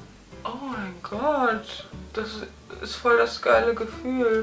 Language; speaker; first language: German; native; German